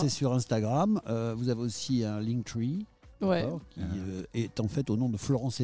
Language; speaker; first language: French; native; French